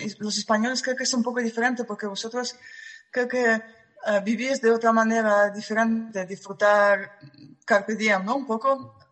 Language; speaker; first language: Spanish; non-native, fluent; Russian